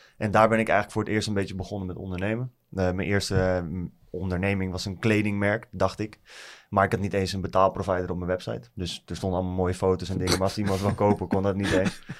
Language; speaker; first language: Dutch; native; Dutch